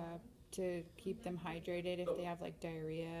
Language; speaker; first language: English; native; English